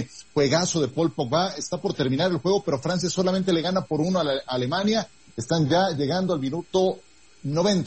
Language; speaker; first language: Spanish; native; Spanish